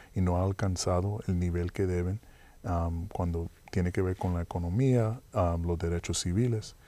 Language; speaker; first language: Spanish; early bilingual, heritage; Spanish